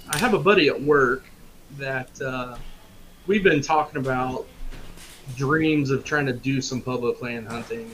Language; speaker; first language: English; native; English